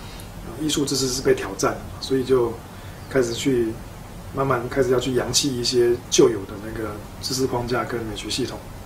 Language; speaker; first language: Chinese; native; Chinese